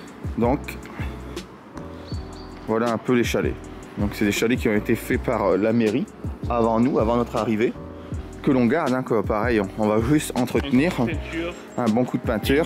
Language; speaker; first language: French; native; French